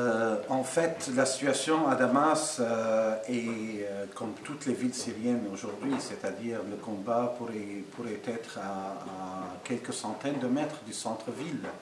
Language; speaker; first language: French; non-native, fluent; Arabic